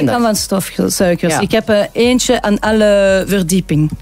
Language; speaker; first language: Dutch; non-native, local second language; French